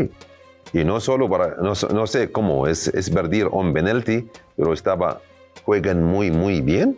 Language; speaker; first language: Spanish; non-native, learner; Arabic